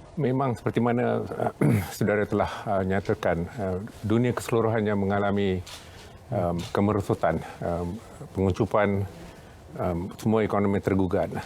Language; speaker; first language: Malay; non-native, local second language; Tamil